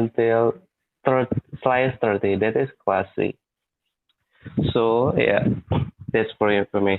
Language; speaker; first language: English; non-native, learner; Indonesian